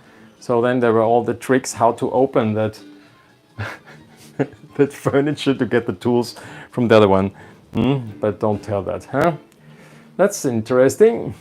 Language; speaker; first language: English; non-native, fluent; German